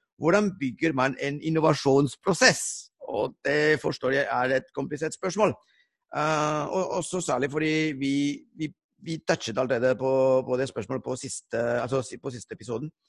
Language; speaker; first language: Norwegian; non-native, fluent; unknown